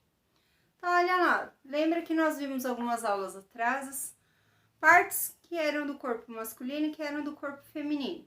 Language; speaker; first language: Portuguese; native; Portuguese